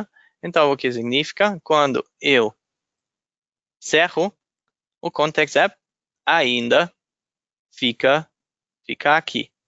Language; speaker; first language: Portuguese; non-native, fluent; German